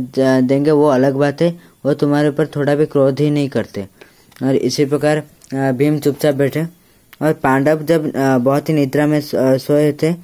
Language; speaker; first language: Hindi; native; Hindi